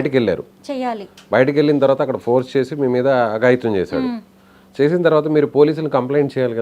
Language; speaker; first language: Telugu; native; Telugu